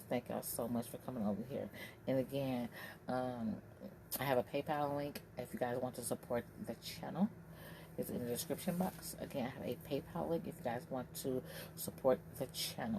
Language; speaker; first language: English; native; English